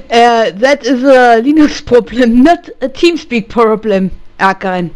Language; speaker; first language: English; non-native, learner; German